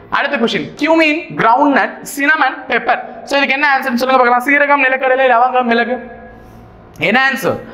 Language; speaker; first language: Tamil; native; Tamil